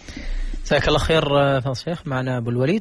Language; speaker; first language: Arabic; native; Arabic